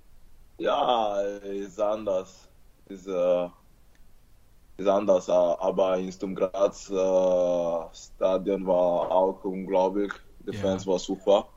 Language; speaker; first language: German; non-native, learner; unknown